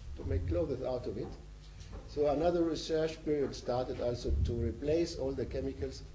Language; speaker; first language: English; non-native, fluent; Arabic